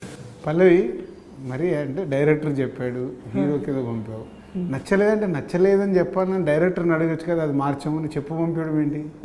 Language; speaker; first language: Telugu; native; Telugu